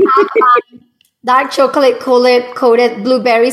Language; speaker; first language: English; non-native, fluent; Spanish